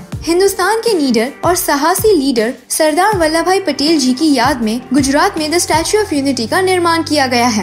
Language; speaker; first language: Hindi; native; Hindi